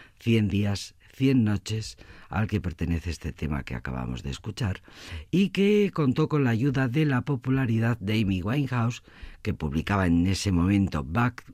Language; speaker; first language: Spanish; native; Spanish